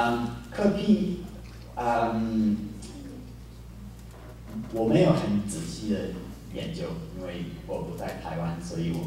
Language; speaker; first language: Chinese; non-native, fluent; English